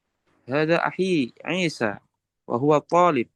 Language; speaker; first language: Arabic; non-native, learner; Indonesian